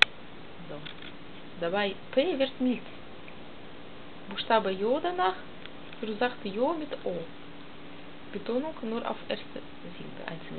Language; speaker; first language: German; non-native, learner; Russian